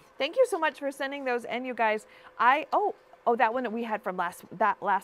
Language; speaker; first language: English; native; English